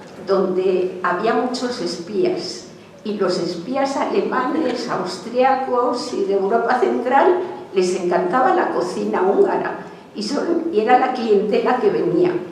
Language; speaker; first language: Spanish; early bilingual, other home language; Hungarian